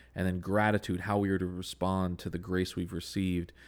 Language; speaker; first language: English; native; English